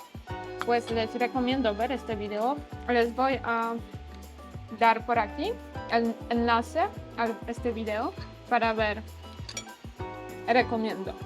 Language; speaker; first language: Spanish; non-native, learner; Polish